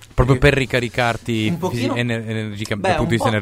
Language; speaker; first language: Italian; native; Italian